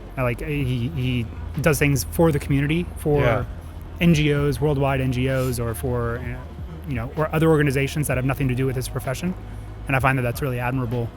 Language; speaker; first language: English; native; English